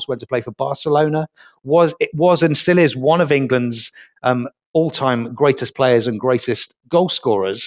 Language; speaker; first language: English; native; English